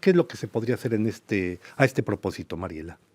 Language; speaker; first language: Spanish; native; Spanish